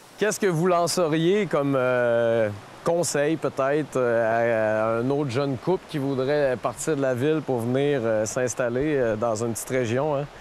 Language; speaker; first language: French; native; French